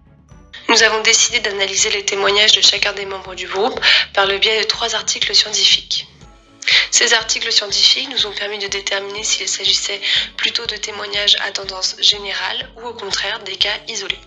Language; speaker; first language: French; native; French